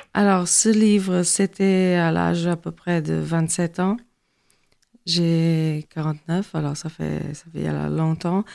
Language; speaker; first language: French; non-native, fluent; Portuguese